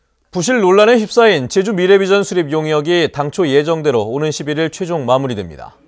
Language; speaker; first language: Korean; native; Korean